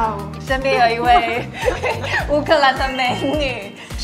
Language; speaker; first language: Chinese; native; Chinese